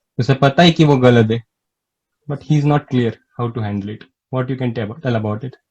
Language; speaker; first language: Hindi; non-native, local second language; Marathi